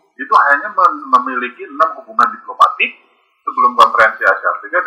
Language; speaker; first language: Indonesian; native; Indonesian